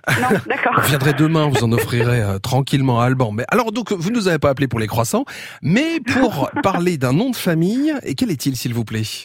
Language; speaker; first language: French; native; French